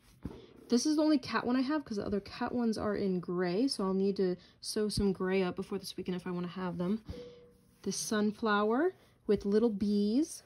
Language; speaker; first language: English; native; English